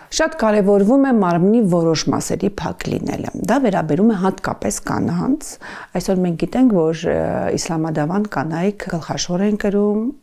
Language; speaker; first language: Armenian; native; Armenian